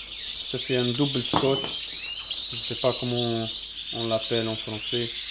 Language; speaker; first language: French; non-native, learner; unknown